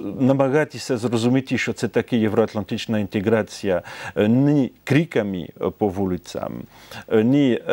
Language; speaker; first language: Ukrainian; non-native, fluent; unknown